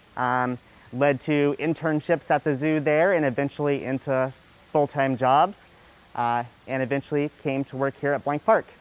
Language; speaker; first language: English; native; English